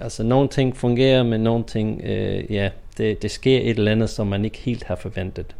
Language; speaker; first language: Danish; non-native, fluent; English